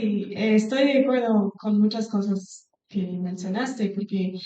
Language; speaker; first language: Spanish; non-native, fluent; English